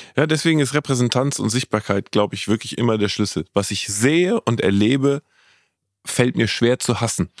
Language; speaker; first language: German; native; German